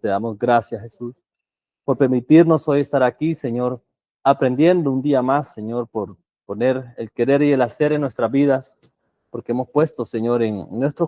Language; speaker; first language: Spanish; native; Spanish